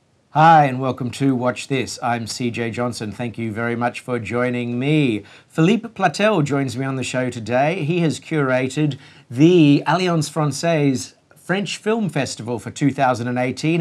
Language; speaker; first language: English; native; English